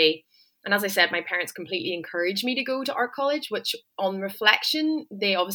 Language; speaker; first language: English; native; English